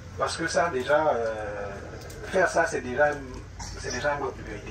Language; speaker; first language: French; native; French